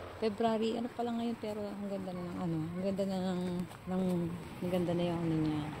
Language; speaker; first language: Filipino; native; Filipino